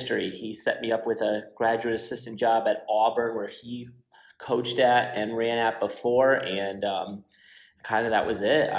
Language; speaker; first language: English; native; English